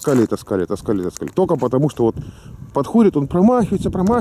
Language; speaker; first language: Russian; native; Russian